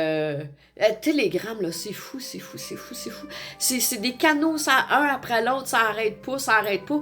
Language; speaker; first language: French; native; French